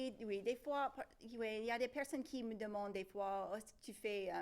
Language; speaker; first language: French; non-native, local second language; English